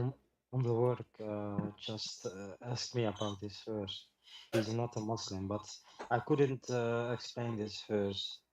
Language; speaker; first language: English; non-native, fluent; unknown